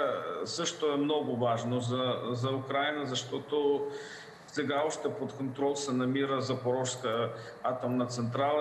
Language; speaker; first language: Bulgarian; non-native, fluent; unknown